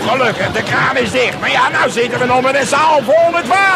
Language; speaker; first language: Dutch; native; Dutch